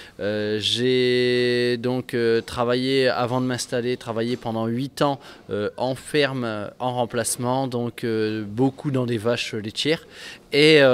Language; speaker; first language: French; native; French